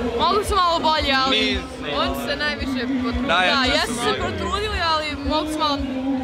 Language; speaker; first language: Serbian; early bilingual, heritage; Serbian